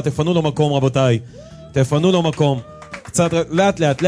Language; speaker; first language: Hebrew; native; Hebrew